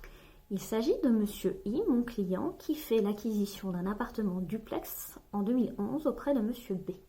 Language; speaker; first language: French; native; French